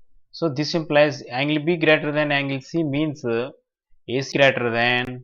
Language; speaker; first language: English; non-native, local second language; Telugu